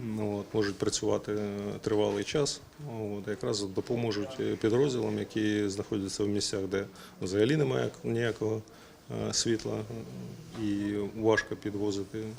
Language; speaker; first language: Ukrainian; native; Ukrainian